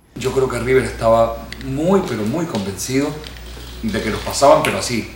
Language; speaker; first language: Spanish; native; Spanish